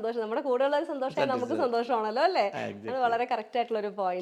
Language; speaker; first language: Malayalam; native; Malayalam